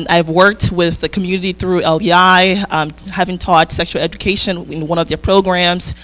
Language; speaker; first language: English; early bilingual, other home language; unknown